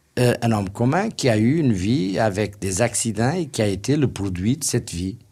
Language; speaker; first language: French; non-native, fluent; Portuguese